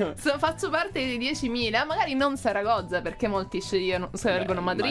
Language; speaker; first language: Italian; native; Italian